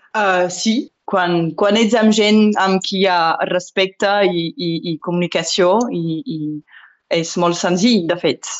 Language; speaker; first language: Catalan; non-native, local second language; French